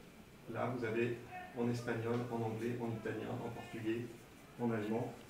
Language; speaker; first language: French; native; French